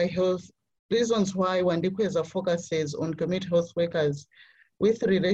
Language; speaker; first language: English; non-native, local second language; Nyanja